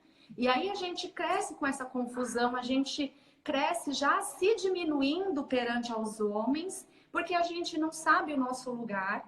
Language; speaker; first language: Portuguese; native; Portuguese